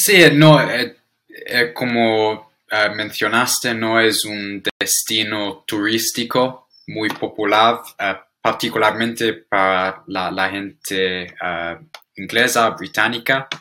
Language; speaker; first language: Spanish; non-native, learner; English